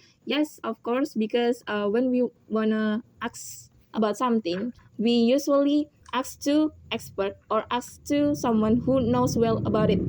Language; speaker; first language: English; non-native, learner; Indonesian